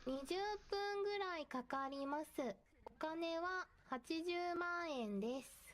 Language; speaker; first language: Japanese; non-native, learner; English